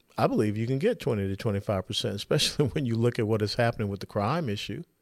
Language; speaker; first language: English; native; English